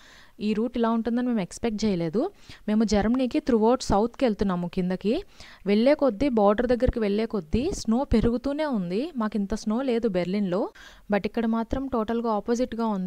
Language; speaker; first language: Telugu; native; Telugu